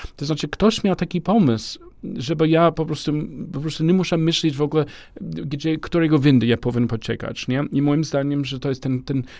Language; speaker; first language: Polish; non-native, learner; English